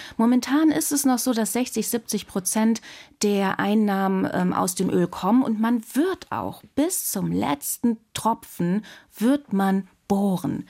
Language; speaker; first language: German; native; German